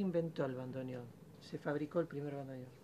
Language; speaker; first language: Spanish; native; Spanish